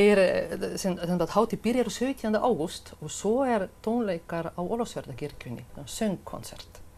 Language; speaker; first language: Icelandic; non-native, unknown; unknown